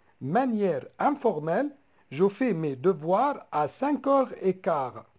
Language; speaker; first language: French; non-native, local second language; Arabic